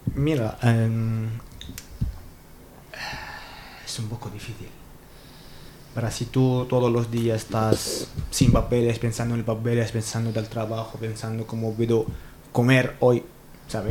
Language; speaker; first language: Spanish; non-native, learner; Arabic